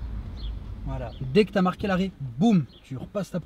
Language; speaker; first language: French; native; French